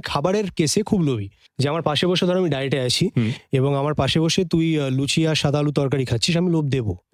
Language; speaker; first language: Bangla; native; Bangla